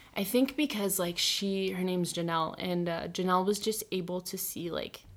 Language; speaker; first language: English; native; English